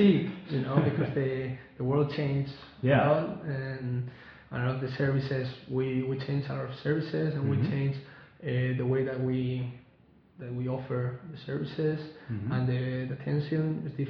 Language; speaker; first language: English; non-native, learner; Spanish